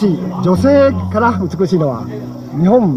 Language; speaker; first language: Japanese; native; Japanese